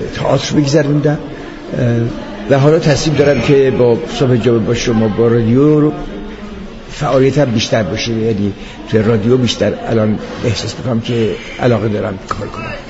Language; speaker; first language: Persian; native; Persian